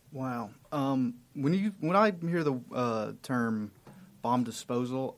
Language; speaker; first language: English; native; English